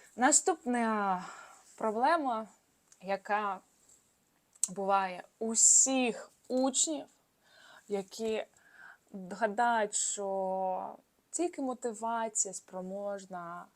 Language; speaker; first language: Ukrainian; non-native, fluent; Russian